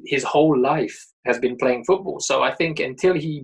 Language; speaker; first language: English; native; English